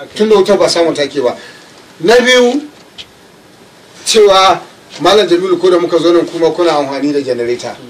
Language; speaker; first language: Hausa; native; Hausa